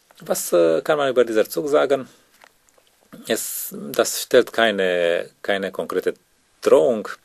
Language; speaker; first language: German; non-native, learner; Romanian